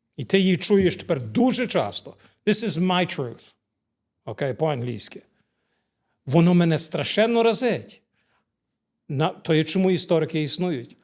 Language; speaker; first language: Ukrainian; early bilingual, heritage; Ukrainian